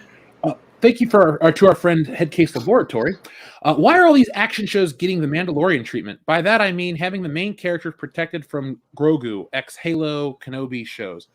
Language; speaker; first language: English; native; English